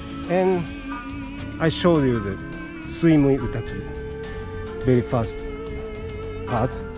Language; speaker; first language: English; non-native, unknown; Japanese